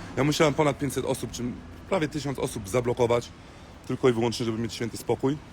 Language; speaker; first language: Polish; early bilingual, heritage; Polish